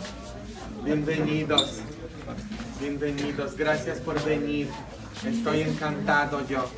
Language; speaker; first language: Spanish; non-native, fluent; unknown